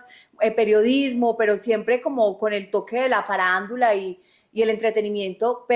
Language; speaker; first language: Spanish; native; Spanish